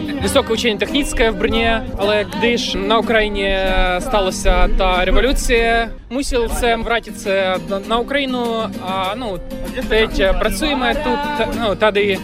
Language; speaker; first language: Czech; non-native, learner; Ukrainian